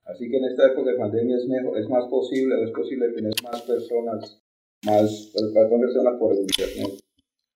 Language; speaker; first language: Spanish; native; Spanish